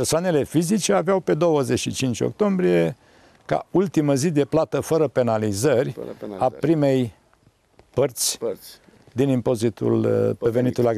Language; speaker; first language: Romanian; native; Romanian